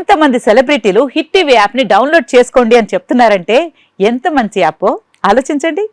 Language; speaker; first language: Telugu; native; Telugu